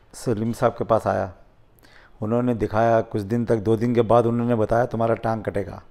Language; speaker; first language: Hindi; native; Hindi